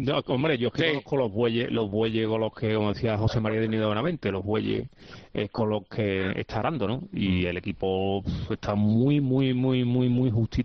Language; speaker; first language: Spanish; native; Spanish